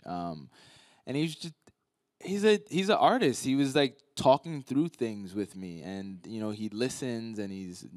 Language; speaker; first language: English; native; English